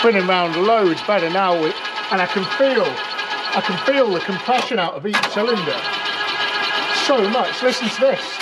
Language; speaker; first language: English; native; English